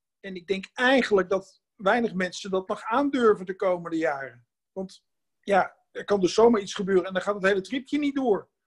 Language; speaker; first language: Dutch; native; Dutch